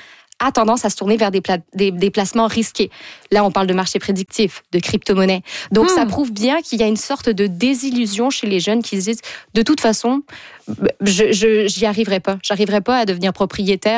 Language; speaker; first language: French; native; French